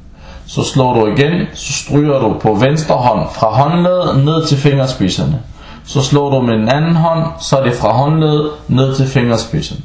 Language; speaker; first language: Danish; non-native, local second language; Arabic